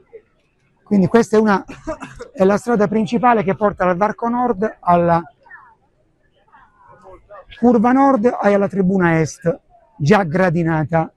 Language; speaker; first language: Italian; native; Italian